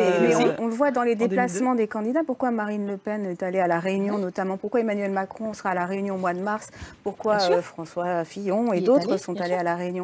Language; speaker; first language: French; native; French